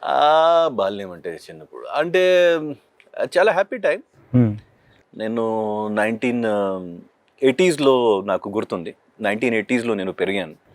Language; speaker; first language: Telugu; non-native, local second language; Hindi